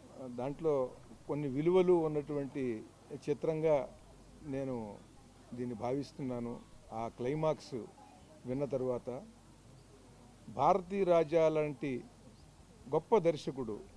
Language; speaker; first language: Telugu; native; Telugu